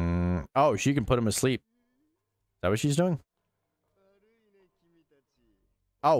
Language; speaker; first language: English; native; English